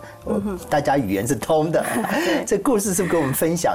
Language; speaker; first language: Chinese; native; Chinese